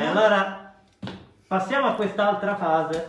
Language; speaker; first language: Italian; native; Italian